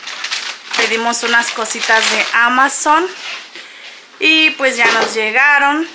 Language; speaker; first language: Spanish; native; Spanish